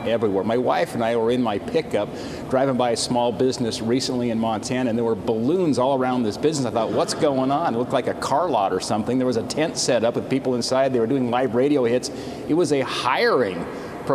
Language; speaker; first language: English; native; English